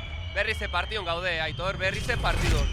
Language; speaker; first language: Basque; native; Basque